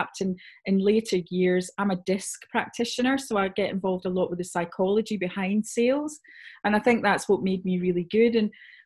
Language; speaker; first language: English; native; English